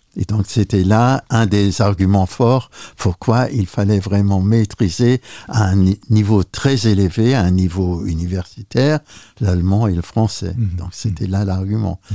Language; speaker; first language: French; non-native, local second language; Luxembourgish